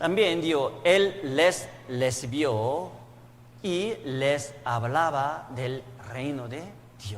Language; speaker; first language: Spanish; non-native, learner; Korean